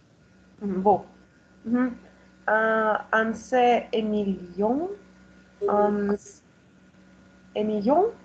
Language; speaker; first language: French; non-native, learner; Russian